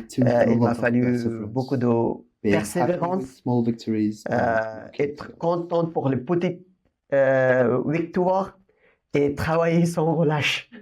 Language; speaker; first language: French; non-native, fluent; Persian